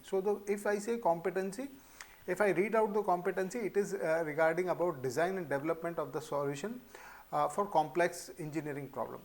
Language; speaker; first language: English; non-native, local second language; Hindi